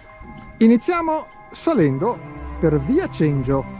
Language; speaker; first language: Italian; native; Italian